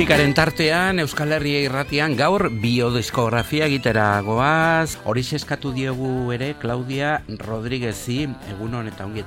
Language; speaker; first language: Basque; native; Basque